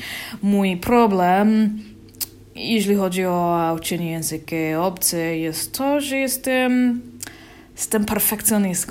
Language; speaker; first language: Polish; non-native, learner; English